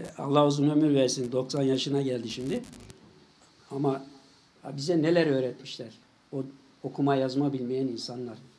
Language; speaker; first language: Turkish; native; Turkish